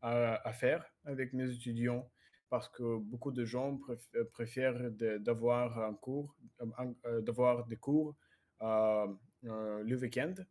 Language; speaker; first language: French; non-native, learner; Russian